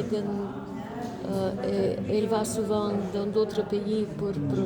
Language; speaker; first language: French; non-native, fluent; Slovenian